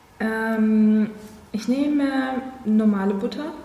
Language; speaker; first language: German; non-native, fluent; Russian